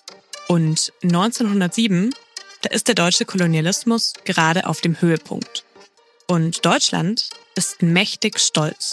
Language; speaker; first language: German; native; German